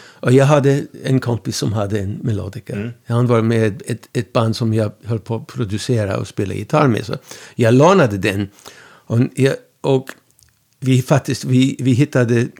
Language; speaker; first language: Swedish; non-native, fluent; English